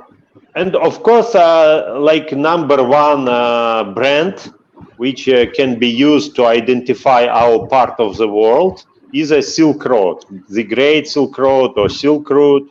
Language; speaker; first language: English; non-native, fluent; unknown